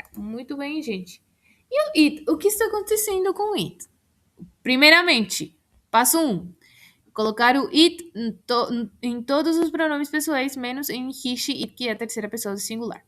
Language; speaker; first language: Portuguese; non-native, fluent; Spanish